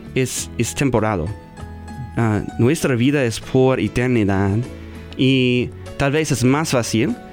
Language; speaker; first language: Spanish; non-native, learner; English